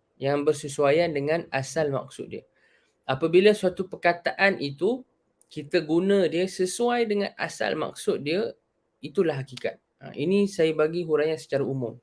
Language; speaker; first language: Malay; native; Malay